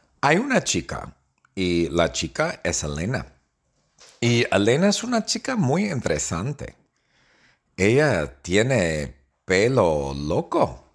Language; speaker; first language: Spanish; non-native, fluent; English